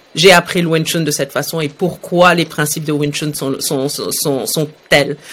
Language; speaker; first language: French; early bilingual, other home language; Arabic